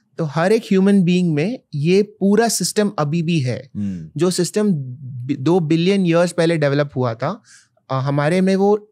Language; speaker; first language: Hindi; non-native, local second language; Malayalam